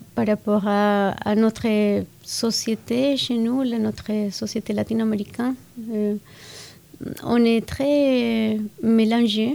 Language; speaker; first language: French; non-native, fluent; Spanish